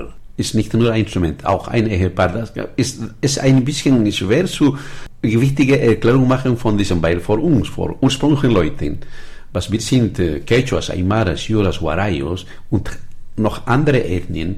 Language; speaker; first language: German; non-native, learner; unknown